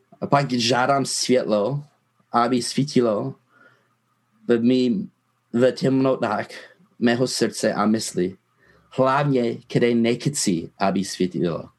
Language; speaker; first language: Czech; non-native, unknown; English